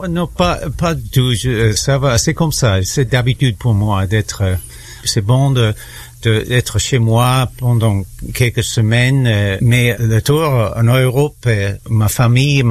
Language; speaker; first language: French; non-native, learner; English